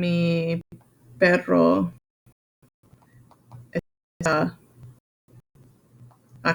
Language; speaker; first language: Spanish; non-native, fluent; English